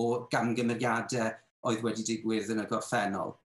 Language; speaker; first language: Welsh; native; Welsh